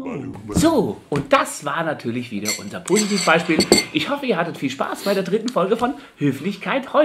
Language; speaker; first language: German; native; German